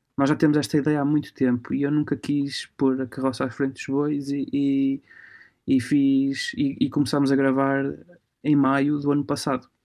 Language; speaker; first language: Portuguese; early bilingual, other home language; Romanian